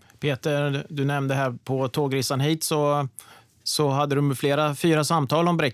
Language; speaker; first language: Swedish; native; Swedish